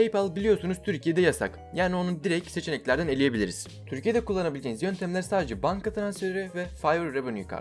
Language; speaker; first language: Turkish; native; Turkish